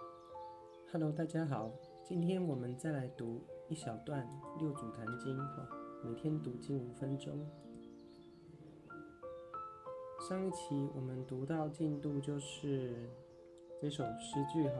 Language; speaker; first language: Chinese; native; Chinese